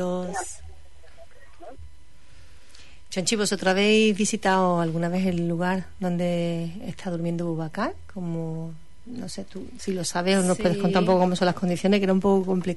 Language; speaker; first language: Spanish; native; Spanish